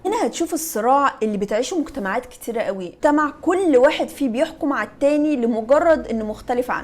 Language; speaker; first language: Arabic; native; Arabic